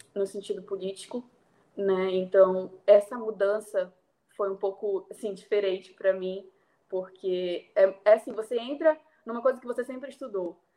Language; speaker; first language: Portuguese; native; Portuguese